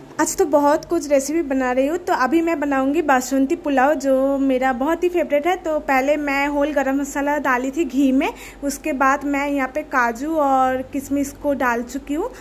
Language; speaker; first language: Hindi; non-native, local second language; Bangla